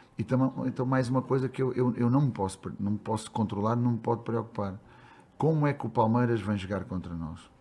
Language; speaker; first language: Portuguese; native; Portuguese